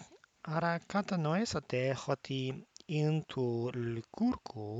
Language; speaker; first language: Greek; non-native, fluent; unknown